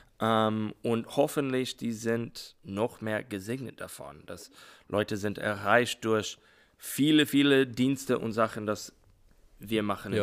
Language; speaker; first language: German; non-native, learner; English